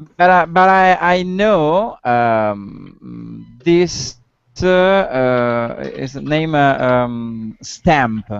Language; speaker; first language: English; non-native, learner; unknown